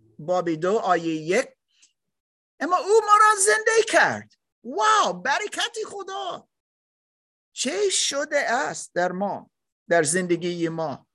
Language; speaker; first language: Persian; non-native, learner; German